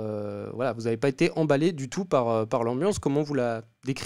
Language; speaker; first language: French; native; French